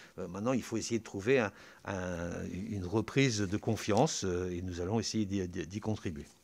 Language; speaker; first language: French; native; French